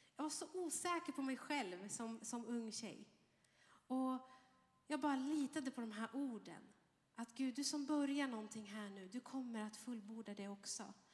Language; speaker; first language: Swedish; early bilingual, other home language; Arabic